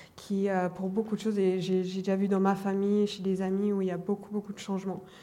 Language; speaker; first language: French; non-native, fluent; German